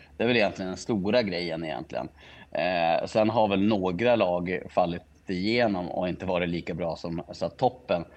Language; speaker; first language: Swedish; native; Swedish